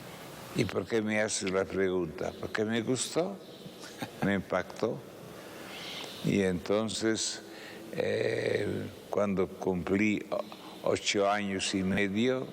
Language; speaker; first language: Spanish; non-native, fluent; Italian